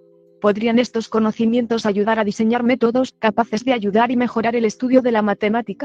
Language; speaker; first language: Spanish; native; Spanish